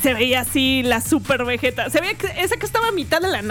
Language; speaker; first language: Spanish; native; Spanish